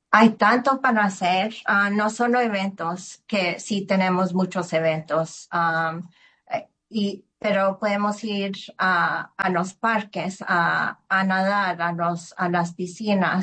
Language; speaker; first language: Spanish; early bilingual, heritage; Spanish